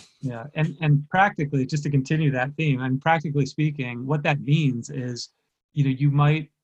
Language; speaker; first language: English; native; English